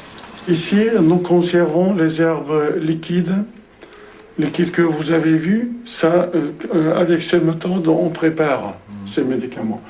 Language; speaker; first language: French; non-native, learner; Uzbek